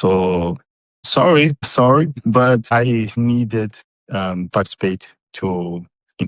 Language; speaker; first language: English; non-native, learner; Portuguese